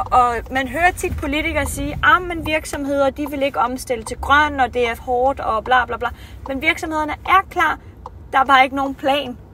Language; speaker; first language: Danish; early bilingual, other home language; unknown